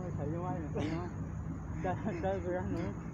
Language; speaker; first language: Spanish; native; Spanish